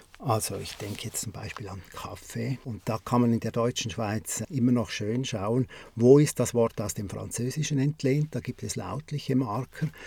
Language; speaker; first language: German; native; German